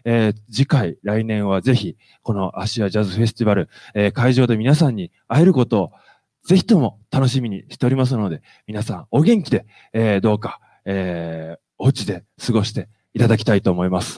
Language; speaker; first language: Japanese; native; Japanese